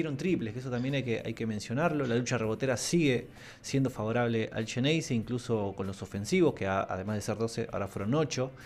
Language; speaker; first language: Spanish; native; Spanish